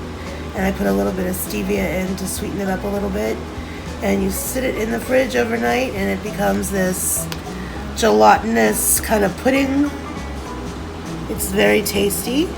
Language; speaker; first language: English; native; English